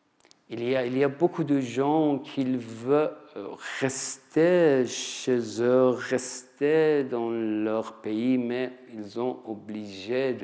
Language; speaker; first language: French; non-native, fluent; Persian